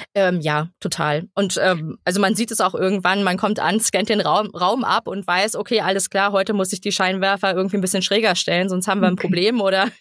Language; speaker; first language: German; native; German